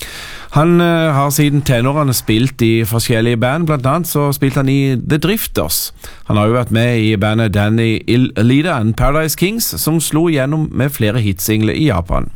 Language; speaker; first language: Norwegian; native; Norwegian